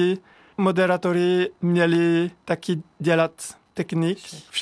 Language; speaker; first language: Czech; non-native, learner; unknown